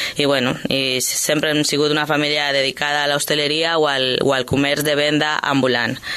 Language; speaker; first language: Catalan; early bilingual, other home language; Spanish